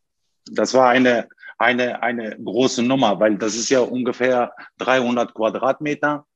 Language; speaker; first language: German; non-native, learner; Turkish